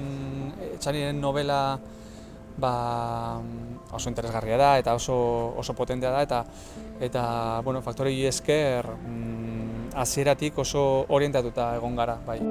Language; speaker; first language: Basque; non-native, local second language; Spanish